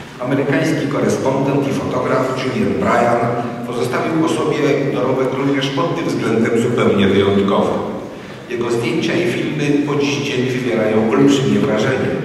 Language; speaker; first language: Polish; native; Polish